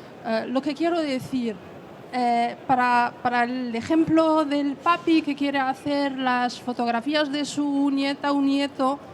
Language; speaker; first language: Spanish; non-native, fluent; French